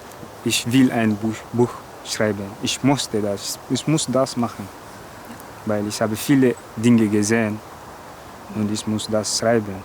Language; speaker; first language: German; non-native, learner; French